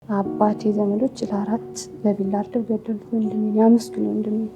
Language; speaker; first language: Amharic; native; Amharic